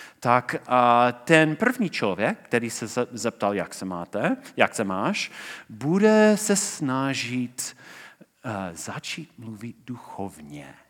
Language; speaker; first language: Czech; non-native, fluent; English